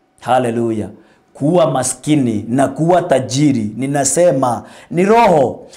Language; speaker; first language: Swahili; non-native, local second language; Meru